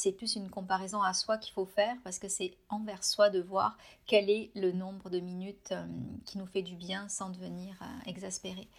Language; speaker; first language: French; native; French